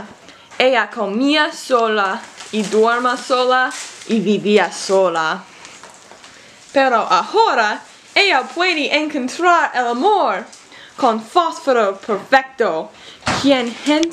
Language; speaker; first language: Spanish; non-native, learner; English